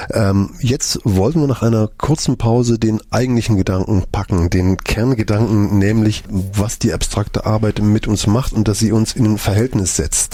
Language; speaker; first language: German; native; German